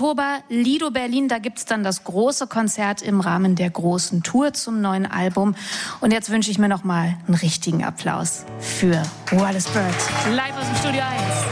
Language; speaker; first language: German; native; German